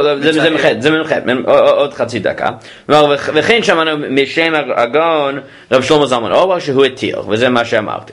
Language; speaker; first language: Hebrew; non-native, fluent; English